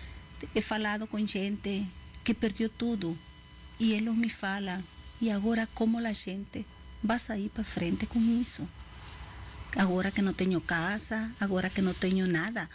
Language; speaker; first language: Portuguese; non-native, fluent; Spanish